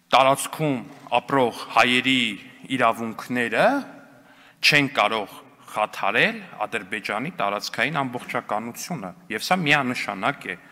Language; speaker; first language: Armenian; native; Armenian